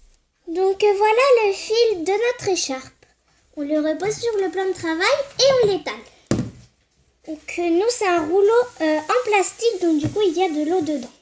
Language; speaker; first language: French; native; French